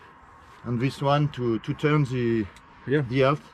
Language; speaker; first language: English; non-native, learner; French